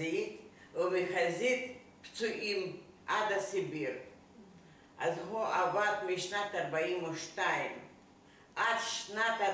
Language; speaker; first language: Hebrew; non-native, fluent; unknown